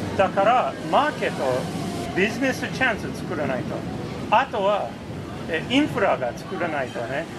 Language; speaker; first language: Japanese; non-native, fluent; English